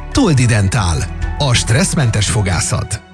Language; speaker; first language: Hungarian; native; Hungarian